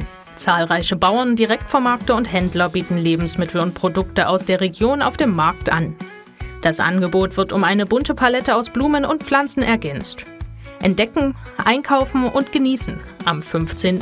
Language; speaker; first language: German; native; German